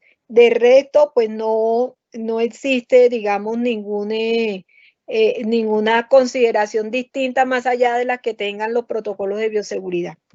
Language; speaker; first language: Spanish; native; Spanish